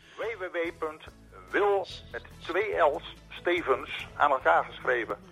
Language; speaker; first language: Dutch; native; Dutch